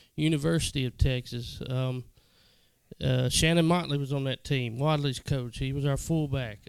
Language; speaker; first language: English; native; English